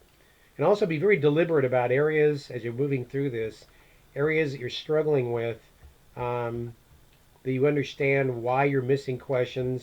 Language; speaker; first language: English; native; English